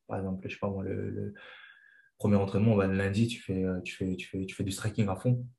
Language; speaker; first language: French; non-native, fluent; Chechen